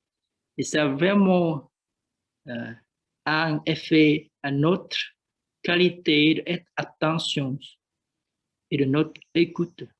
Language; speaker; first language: French; non-native, learner; Vietnamese